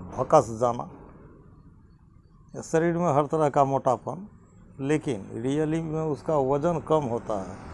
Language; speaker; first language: Hindi; native; Hindi